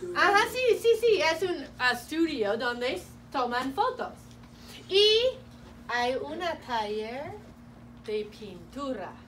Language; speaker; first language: Spanish; non-native, fluent; English